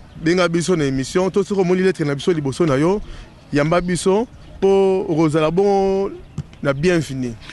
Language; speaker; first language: Lingala; native; Lingala